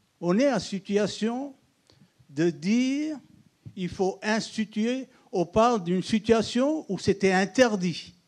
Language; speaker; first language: French; non-native, local second language; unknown